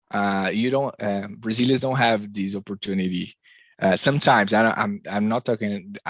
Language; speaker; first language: English; non-native, learner; Portuguese